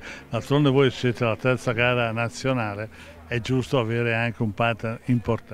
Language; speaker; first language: Italian; native; Italian